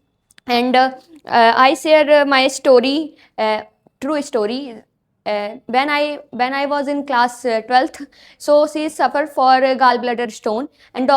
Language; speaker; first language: English; non-native, learner; Hindi